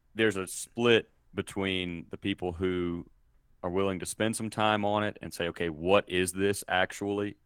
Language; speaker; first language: English; native; English